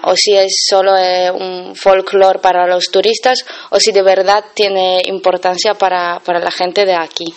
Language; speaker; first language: Spanish; non-native, fluent; Polish